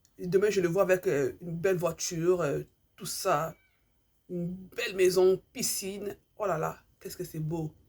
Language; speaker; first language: French; non-native, local second language; Lingala